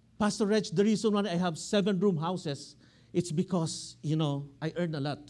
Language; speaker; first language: English; non-native, local second language; Filipino